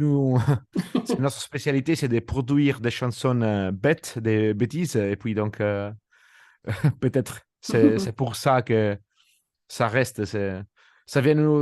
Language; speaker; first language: French; non-native, fluent; Italian